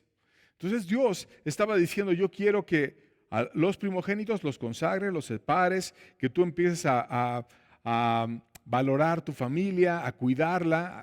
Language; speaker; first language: Spanish; native; Spanish